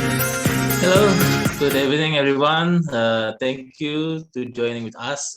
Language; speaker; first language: English; non-native, learner; Indonesian